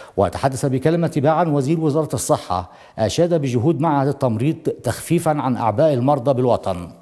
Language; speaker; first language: Arabic; non-native, local second language; Somali